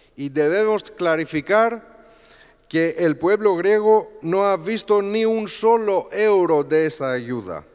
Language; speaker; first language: Spanish; non-native, fluent; Greek